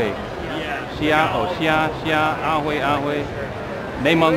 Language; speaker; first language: Chinese; non-native, learner; English